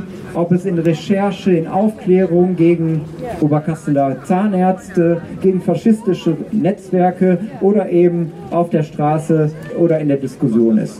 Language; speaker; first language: German; native; German